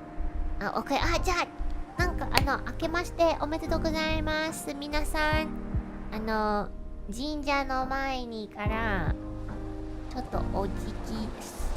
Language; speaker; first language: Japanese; non-native, learner; Chinese